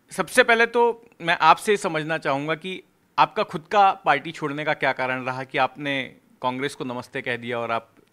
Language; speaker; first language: Hindi; native; Hindi